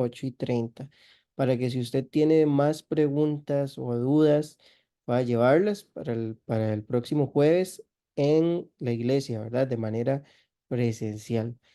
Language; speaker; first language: Spanish; native; Spanish